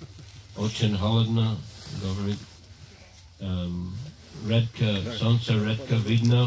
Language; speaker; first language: Russian; non-native, fluent; English